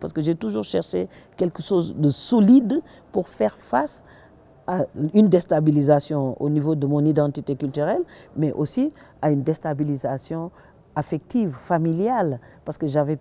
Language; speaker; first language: French; non-native, local second language; Wolof